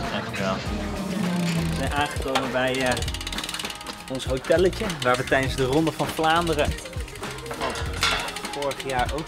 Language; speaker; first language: Dutch; native; Dutch